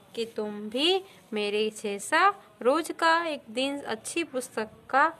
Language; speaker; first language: Hindi; non-native, local second language; Gujarati